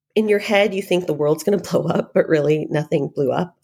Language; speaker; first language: English; native; English